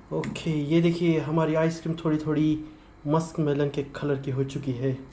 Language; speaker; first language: Hindi; non-native, local second language; Marathi